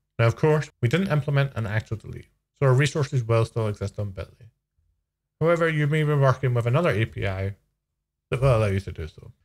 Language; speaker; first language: English; native; English